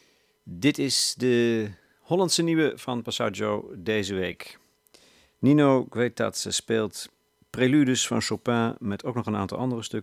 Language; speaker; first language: Dutch; native; Dutch